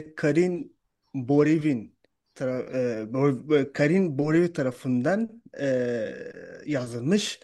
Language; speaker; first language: Turkish; non-native, fluent; Urdu